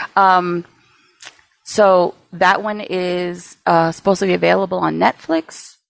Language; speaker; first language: English; early bilingual, other home language; Spanish